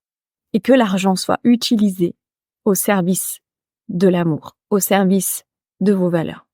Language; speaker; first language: French; native; French